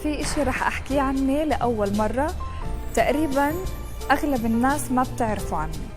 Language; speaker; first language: Arabic; native; Arabic